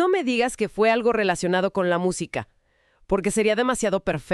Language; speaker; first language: Spanish; native; Spanish